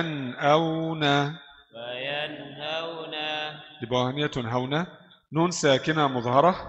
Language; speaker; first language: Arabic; non-native, fluent; Indonesian